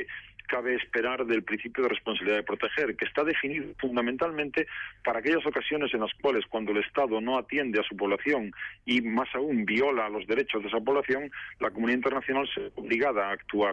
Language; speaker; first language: Spanish; native; Spanish